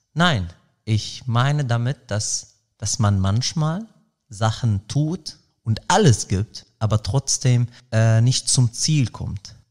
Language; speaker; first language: German; non-native, fluent; Arabic